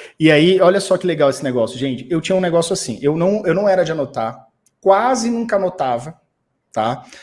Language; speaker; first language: Portuguese; native; Portuguese